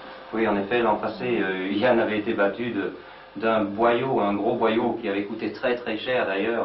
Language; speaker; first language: French; native; French